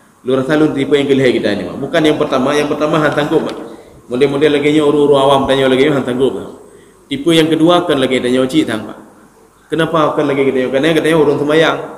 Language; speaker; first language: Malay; non-native, local second language; Achinese